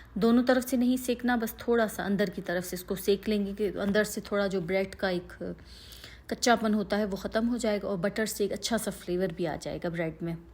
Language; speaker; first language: Urdu; native; Urdu